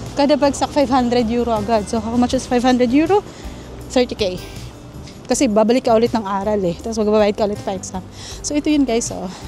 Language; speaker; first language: Filipino; native; Filipino